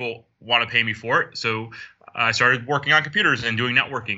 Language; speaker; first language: English; native; English